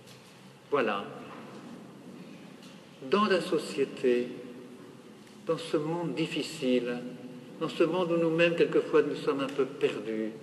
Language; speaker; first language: French; native; French